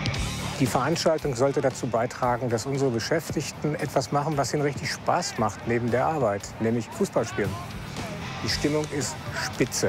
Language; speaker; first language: German; native; German